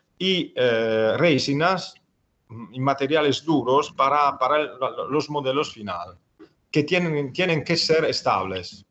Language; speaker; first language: Spanish; non-native, fluent; Italian